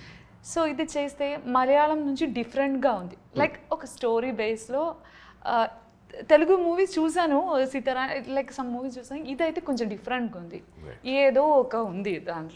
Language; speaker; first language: Telugu; non-native, learner; Malayalam